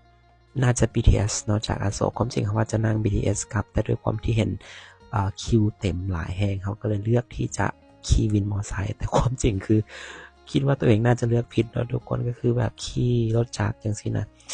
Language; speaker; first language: Thai; non-native, local second language; Lao